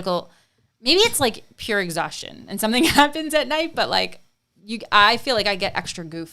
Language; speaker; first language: English; native; English